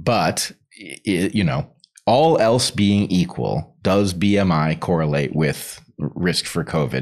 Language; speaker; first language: English; native; English